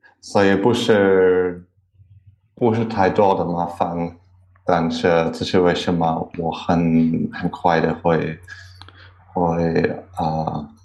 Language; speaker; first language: Chinese; non-native, learner; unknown